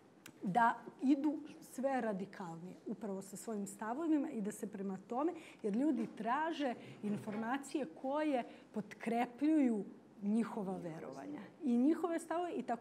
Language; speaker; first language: Bosnian; native; Bosnian